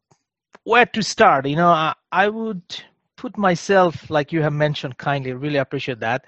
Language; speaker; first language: English; non-native, local second language; Bangla